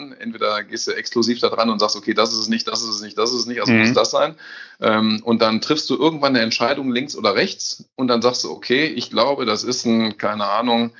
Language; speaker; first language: German; native; German